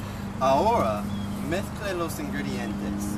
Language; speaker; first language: Spanish; non-native, learner; English